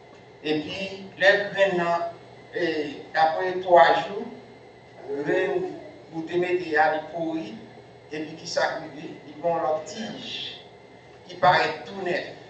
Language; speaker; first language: French; non-native, local second language; Haitian Creole